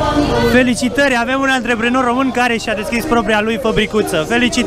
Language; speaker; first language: Romanian; native; Romanian